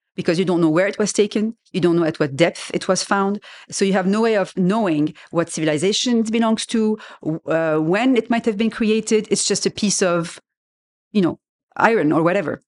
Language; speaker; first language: English; non-native, fluent; French